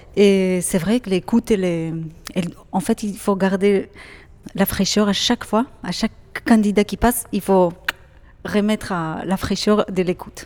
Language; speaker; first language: French; non-native, fluent; Hebrew